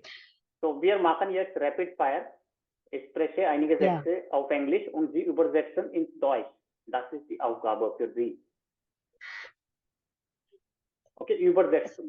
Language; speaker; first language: German; non-native, fluent; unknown